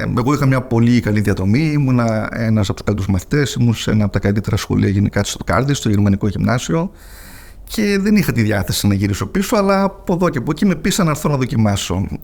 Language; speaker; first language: Greek; early bilingual, heritage; Greek